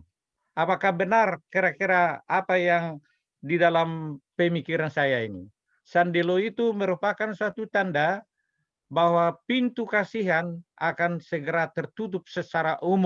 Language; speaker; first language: Indonesian; native; Indonesian